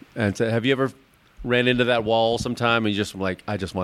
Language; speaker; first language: English; native; English